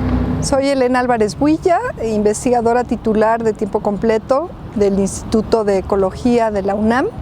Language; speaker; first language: Spanish; native; Spanish